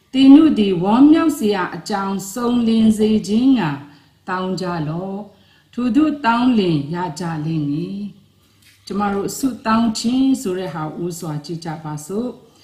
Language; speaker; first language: Burmese; non-native, local second language; Kachin